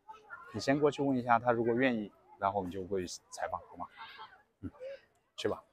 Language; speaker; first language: Chinese; native; Chinese